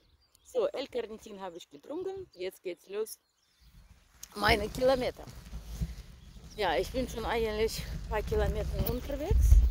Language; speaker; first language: German; non-native, fluent; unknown